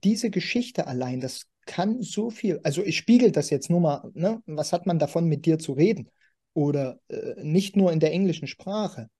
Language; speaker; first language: German; native; German